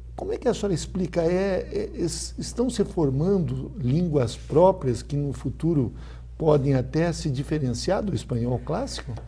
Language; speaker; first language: Portuguese; native; Portuguese